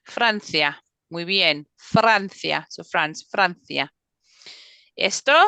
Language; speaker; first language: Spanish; non-native, fluent; English